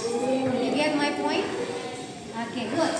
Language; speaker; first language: English; non-native, fluent; Indonesian